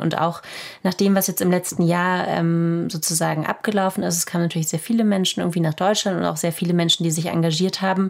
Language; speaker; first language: German; native; German